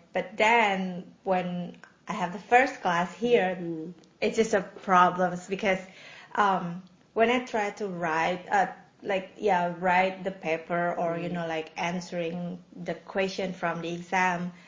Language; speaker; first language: English; non-native, fluent; Indonesian